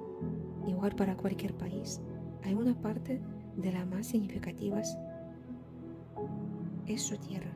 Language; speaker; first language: Spanish; non-native, fluent; Ukrainian